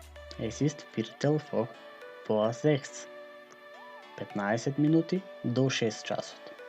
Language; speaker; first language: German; non-native, fluent; Macedonian